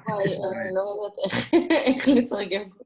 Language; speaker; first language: Hebrew; non-native, fluent; German